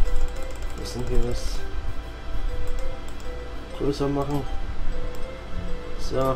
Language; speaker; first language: German; native; German